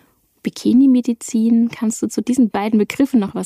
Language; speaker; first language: German; native; German